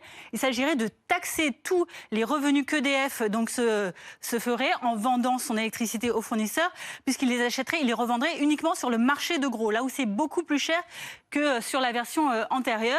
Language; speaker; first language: French; native; French